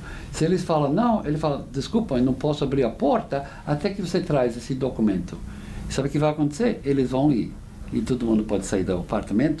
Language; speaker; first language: Portuguese; non-native, fluent; English